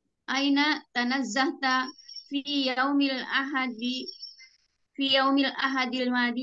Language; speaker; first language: Arabic; non-native, learner; Indonesian